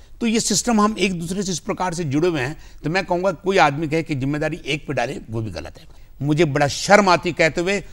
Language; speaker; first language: Hindi; native; Hindi